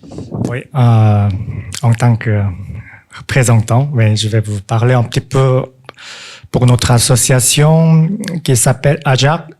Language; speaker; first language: French; non-native, fluent; Korean